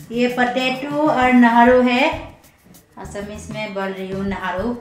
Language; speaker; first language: Hindi; non-native, local second language; Assamese